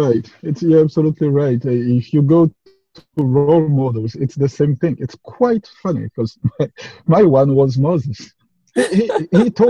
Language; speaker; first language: English; non-native, fluent; French